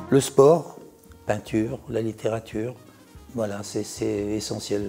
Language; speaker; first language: French; native; French